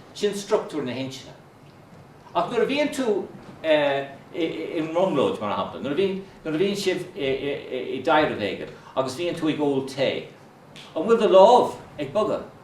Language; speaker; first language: Irish; non-native, local second language; English